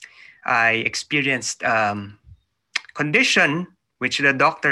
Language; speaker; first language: English; non-native, local second language; Filipino